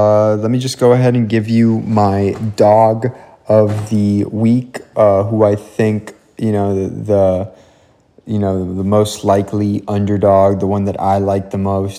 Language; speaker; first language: English; native; English